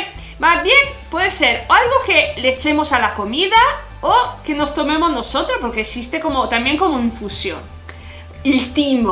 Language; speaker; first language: Spanish; non-native, fluent; Italian